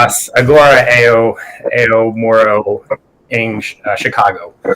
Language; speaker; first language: Portuguese; non-native, learner; English